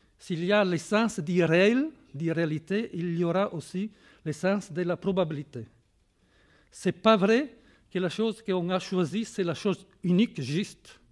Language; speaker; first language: French; non-native, fluent; Italian